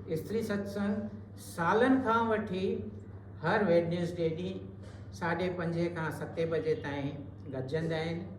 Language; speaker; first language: Sindhi; early bilingual, heritage; Sindhi